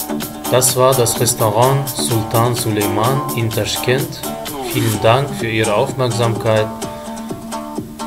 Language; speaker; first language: German; non-native, fluent; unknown